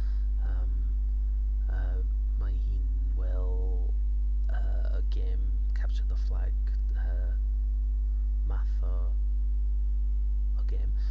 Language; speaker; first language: Welsh; non-native, learner; English